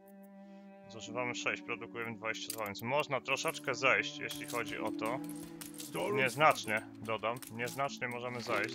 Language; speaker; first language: Polish; native; Polish